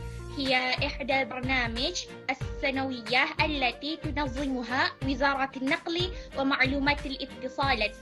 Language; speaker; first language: Arabic; non-native, learner; Malay